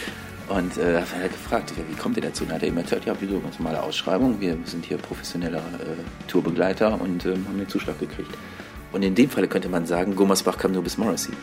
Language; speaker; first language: German; native; German